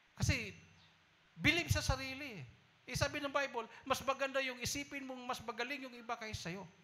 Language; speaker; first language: Filipino; non-native, local second language; Cebuano